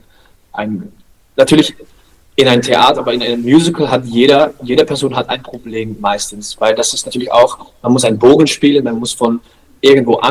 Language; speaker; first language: German; non-native, learner; Dutch